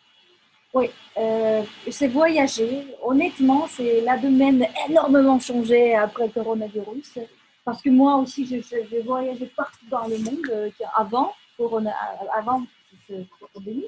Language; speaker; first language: French; non-native, fluent; Russian